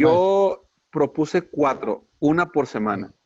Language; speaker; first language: Spanish; native; Spanish